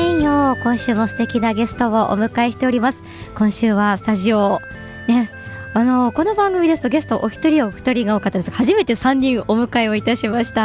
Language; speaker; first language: Japanese; native; Japanese